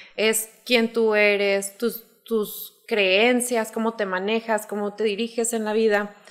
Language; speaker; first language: Spanish; native; Spanish